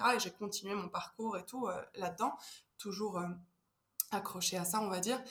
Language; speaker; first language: French; early bilingual, heritage; Spanish